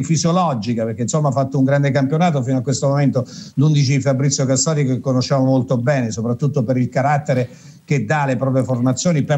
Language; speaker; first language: Italian; native; Italian